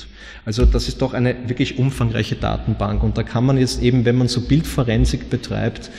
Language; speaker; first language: German; native; German